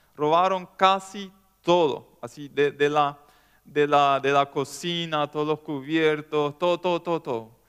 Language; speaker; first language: Spanish; non-native, local second language; German